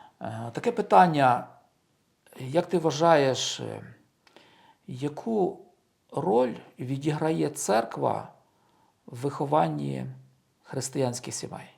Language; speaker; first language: Ukrainian; native; Ukrainian